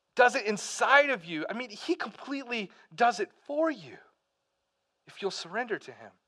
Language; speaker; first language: English; native; English